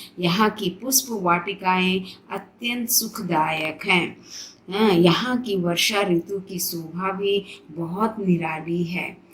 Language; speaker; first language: Hindi; non-native, local second language; Telugu